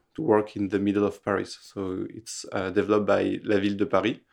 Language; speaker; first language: English; non-native, fluent; French